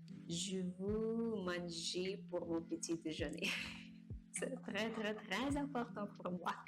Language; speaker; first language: French; non-native, learner; Japanese